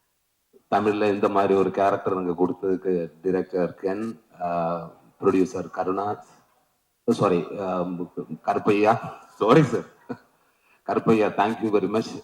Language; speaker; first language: Tamil; non-native, learner; Malayalam